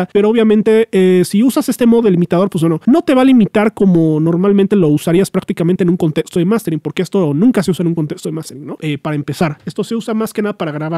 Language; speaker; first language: Spanish; native; Spanish